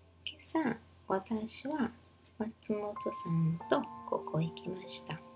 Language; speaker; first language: Japanese; non-native, learner; Portuguese